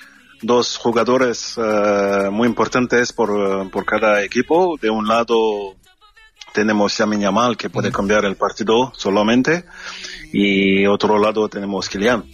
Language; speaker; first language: Spanish; non-native, fluent; French